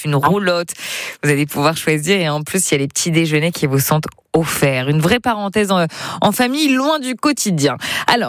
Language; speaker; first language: French; native; French